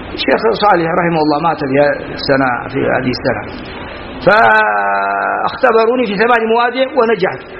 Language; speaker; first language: Arabic; non-native, fluent; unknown